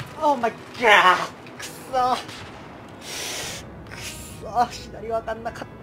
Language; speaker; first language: Japanese; native; Japanese